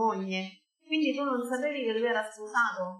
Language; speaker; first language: Italian; native; Italian